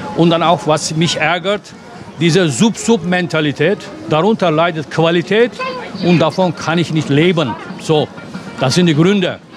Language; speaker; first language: German; non-native, fluent; Turkish